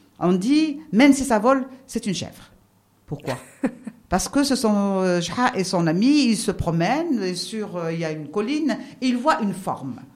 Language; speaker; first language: French; non-native, local second language; Arabic